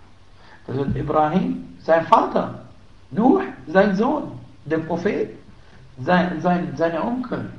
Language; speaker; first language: German; non-native, fluent; Arabic